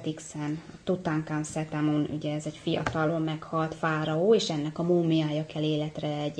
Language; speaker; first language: Hungarian; native; Hungarian